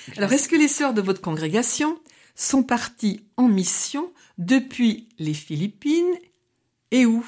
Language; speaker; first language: French; native; French